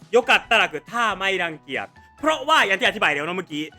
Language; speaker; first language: Thai; non-native, fluent; Japanese